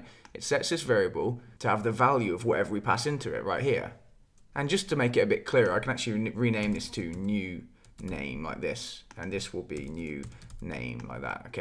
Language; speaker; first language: English; native; English